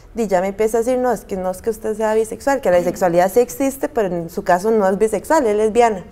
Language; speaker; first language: Spanish; native; Spanish